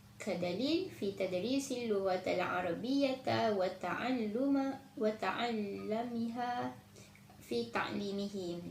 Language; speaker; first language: Arabic; non-native, learner; Malay